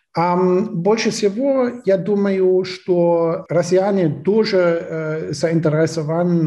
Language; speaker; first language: Russian; non-native, fluent; German